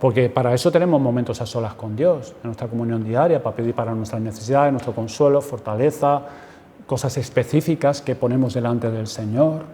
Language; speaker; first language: Spanish; native; Spanish